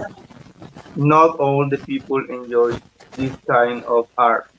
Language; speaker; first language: English; non-native, learner; Spanish